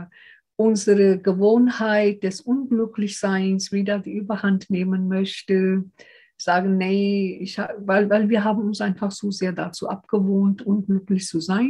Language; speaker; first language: German; non-native, fluent; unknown